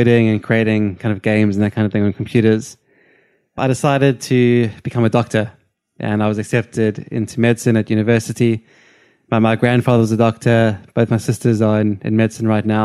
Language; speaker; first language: English; native; English